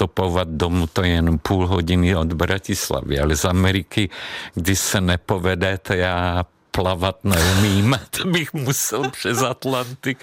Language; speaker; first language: Czech; non-native, fluent; Hungarian